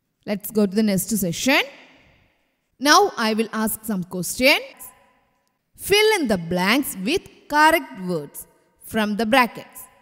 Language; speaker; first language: English; non-native, local second language; Malayalam